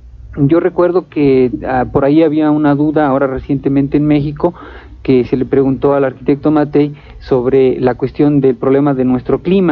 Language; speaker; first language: Spanish; native; Spanish